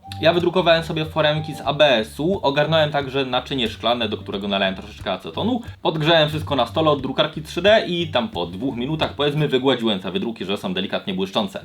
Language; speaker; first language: Polish; native; Polish